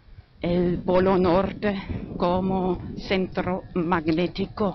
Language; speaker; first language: Spanish; non-native, fluent; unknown